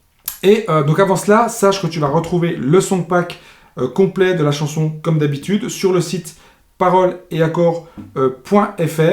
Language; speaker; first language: French; native; French